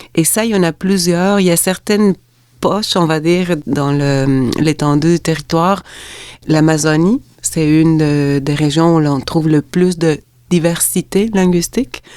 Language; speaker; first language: French; non-native, fluent; Spanish